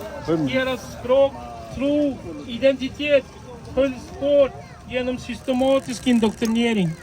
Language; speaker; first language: Swedish; non-native, fluent; Uyghur